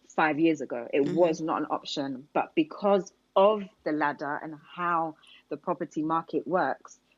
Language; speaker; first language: English; native; English